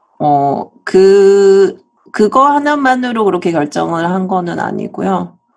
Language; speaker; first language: Korean; native; Korean